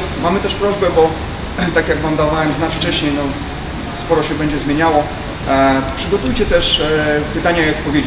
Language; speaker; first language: Polish; native; Polish